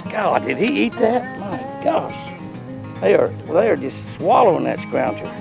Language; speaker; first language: English; native; English